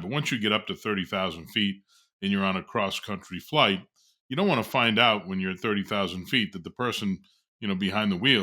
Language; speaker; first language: English; native; English